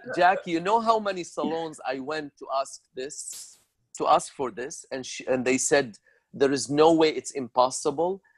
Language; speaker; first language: English; non-native, fluent; Arabic